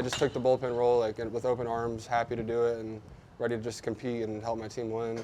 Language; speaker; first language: English; native; English